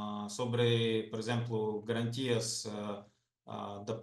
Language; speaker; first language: Portuguese; non-native, fluent; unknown